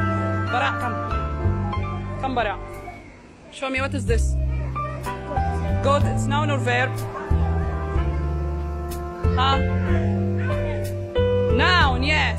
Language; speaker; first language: English; non-native, learner; Arabic